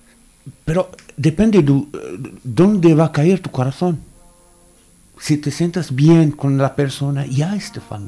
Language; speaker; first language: Spanish; non-native, fluent; Arabic